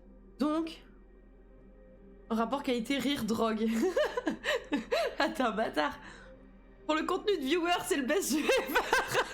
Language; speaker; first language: French; native; French